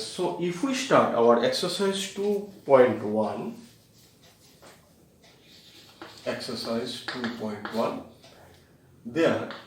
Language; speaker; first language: English; non-native, local second language; Bangla